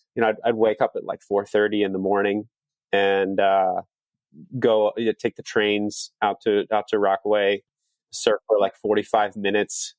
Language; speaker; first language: English; native; English